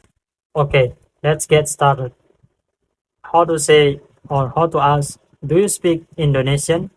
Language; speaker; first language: English; non-native, fluent; Indonesian